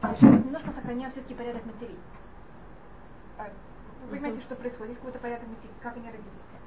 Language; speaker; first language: Russian; non-native, fluent; Hebrew